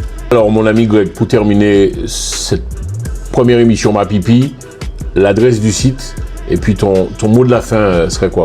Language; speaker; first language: French; non-native, local second language; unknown